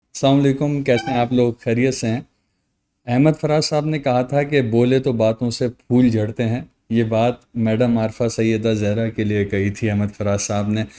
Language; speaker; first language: Urdu; native; Urdu